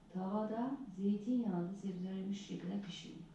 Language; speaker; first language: Turkish; native; Turkish